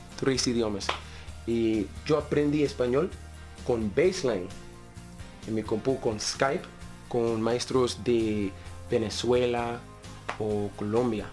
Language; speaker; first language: Spanish; non-native, learner; English